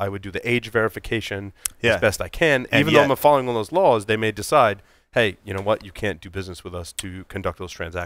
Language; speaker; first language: English; native; English